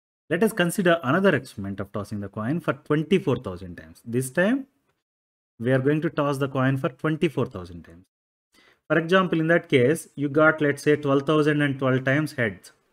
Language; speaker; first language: English; non-native, local second language; Telugu